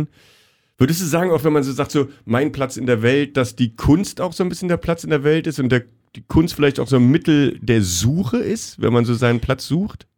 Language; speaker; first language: German; native; German